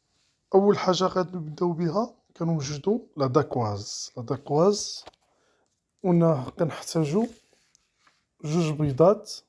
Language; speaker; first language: Arabic; native; Arabic